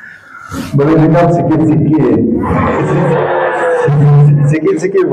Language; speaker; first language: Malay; non-native, learner; Russian